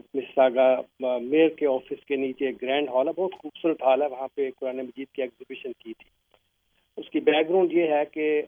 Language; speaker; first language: Urdu; native; Urdu